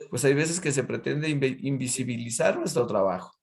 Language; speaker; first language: Spanish; native; Spanish